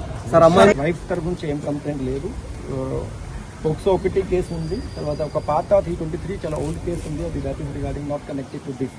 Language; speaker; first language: Telugu; non-native, learner; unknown